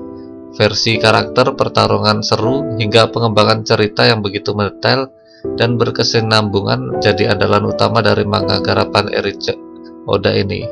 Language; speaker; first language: Indonesian; native; Indonesian